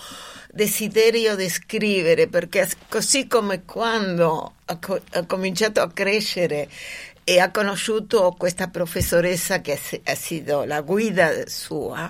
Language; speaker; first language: Italian; non-native, fluent; Spanish